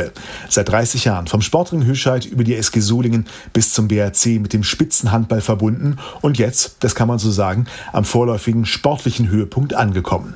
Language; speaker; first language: German; native; German